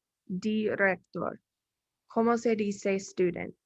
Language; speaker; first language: Spanish; non-native, learner; English